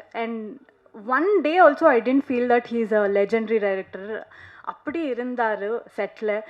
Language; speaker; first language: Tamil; non-native, fluent; Kannada